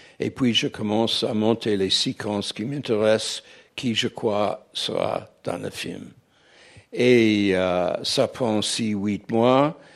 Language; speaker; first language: French; non-native, fluent; English